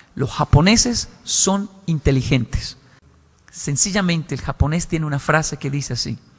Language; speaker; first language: Spanish; native; Spanish